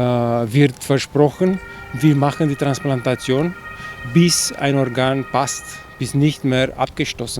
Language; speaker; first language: German; non-native, fluent; Chinese